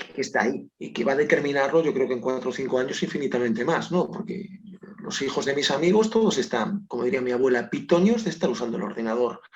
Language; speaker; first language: Spanish; non-native, local second language; Galician